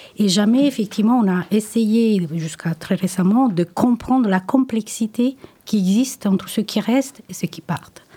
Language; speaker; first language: French; non-native, fluent; Italian